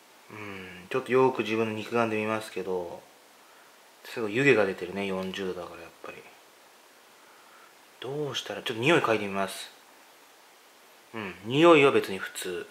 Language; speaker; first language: Japanese; native; Japanese